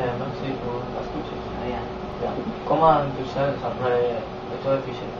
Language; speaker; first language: French; non-native, learner; Spanish